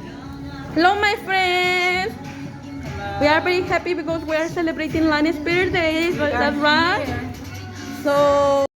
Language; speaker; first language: English; non-native, learner; Spanish